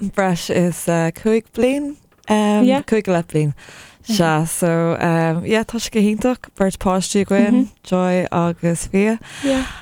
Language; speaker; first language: Irish; non-native, local second language; English